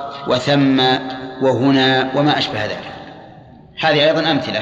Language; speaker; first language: Arabic; native; Arabic